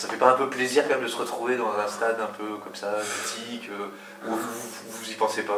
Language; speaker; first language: French; native; French